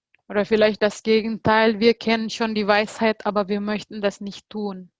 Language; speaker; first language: German; non-native, fluent; Indonesian